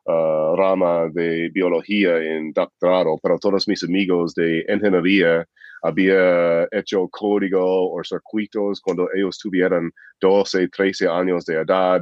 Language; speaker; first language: Spanish; non-native, fluent; English